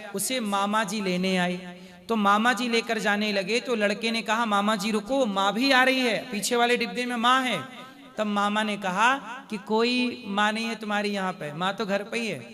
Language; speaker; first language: Hindi; native; Hindi